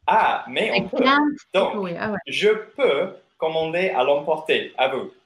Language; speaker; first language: French; non-native, fluent; English